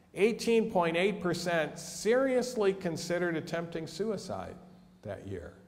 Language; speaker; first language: English; native; English